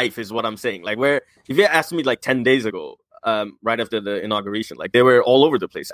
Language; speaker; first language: English; non-native, local second language; Bangla